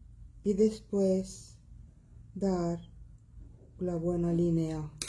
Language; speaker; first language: Spanish; non-native, local second language; Arabic